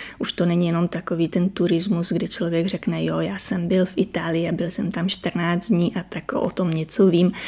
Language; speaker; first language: Czech; native; Czech